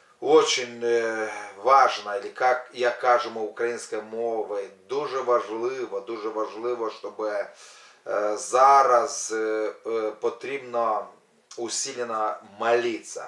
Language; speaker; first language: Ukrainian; non-native, local second language; Russian